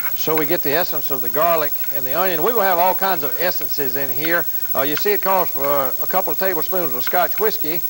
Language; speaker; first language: English; native; English